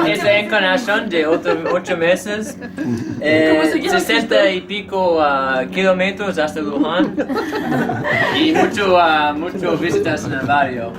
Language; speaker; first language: Spanish; non-native, fluent; English